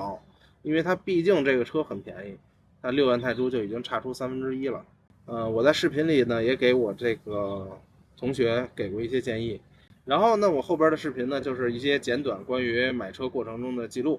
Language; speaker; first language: Chinese; native; Chinese